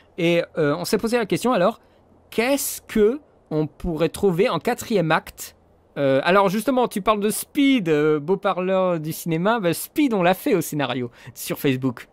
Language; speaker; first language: French; native; French